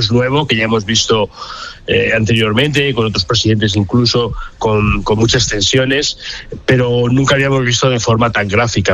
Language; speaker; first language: Spanish; native; Spanish